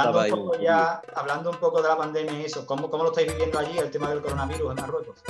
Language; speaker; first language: Spanish; native; Spanish